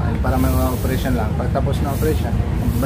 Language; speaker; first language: Filipino; non-native, learner; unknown